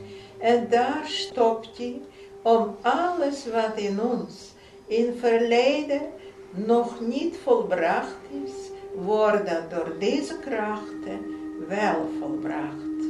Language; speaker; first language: Dutch; non-native, fluent; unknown